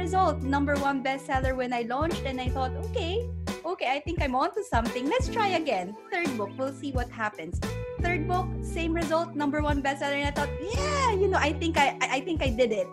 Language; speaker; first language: English; non-native, local second language; Filipino